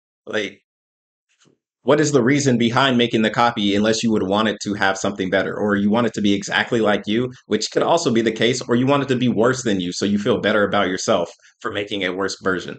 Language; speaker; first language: English; native; English